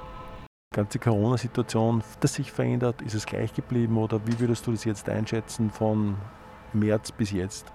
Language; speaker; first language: German; native; German